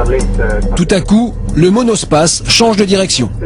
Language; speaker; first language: French; native; French